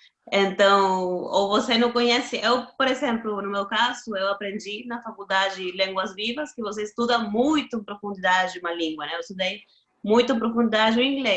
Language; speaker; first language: Portuguese; non-native, fluent; Spanish